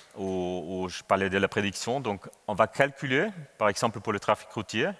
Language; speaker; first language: French; non-native, fluent; German